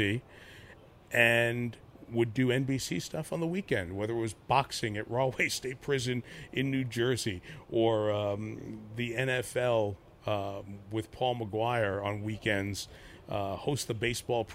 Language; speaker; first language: English; native; English